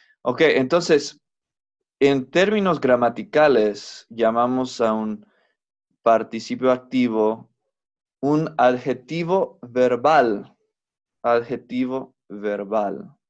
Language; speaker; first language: Spanish; non-native, fluent; English